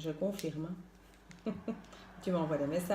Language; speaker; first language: French; native; French